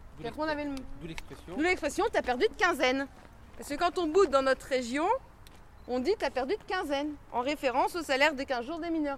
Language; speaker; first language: French; native; French